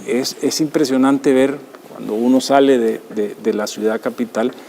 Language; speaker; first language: Spanish; native; Spanish